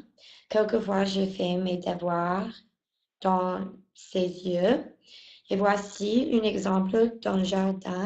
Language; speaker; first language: French; non-native, learner; English